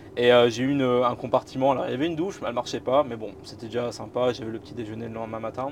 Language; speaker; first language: French; native; French